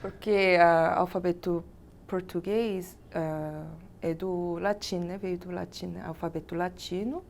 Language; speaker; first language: Portuguese; non-native, fluent; Korean